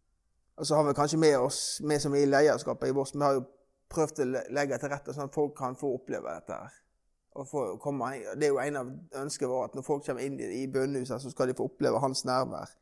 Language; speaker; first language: Norwegian; native; Norwegian